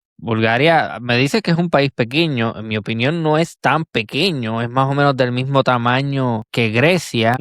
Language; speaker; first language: Spanish; native; Spanish